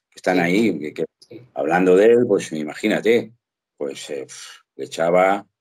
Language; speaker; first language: Spanish; native; Spanish